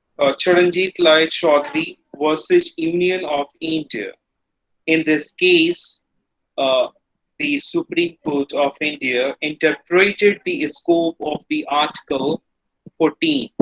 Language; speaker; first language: English; non-native, local second language; Hindi